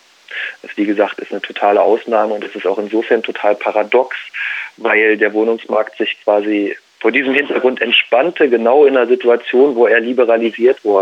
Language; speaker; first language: German; native; German